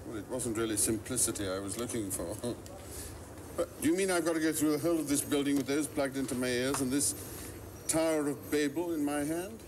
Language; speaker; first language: English; native; English